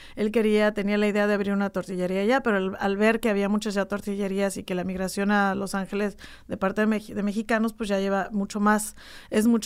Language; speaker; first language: Spanish; native; Spanish